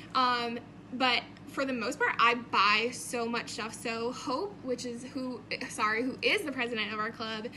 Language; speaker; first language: English; native; English